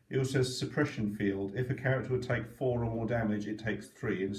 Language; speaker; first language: English; native; English